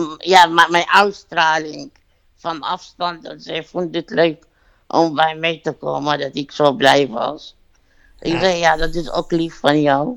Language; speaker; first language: Dutch; non-native, fluent; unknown